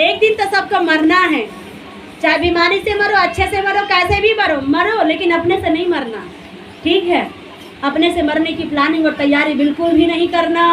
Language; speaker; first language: Hindi; native; Hindi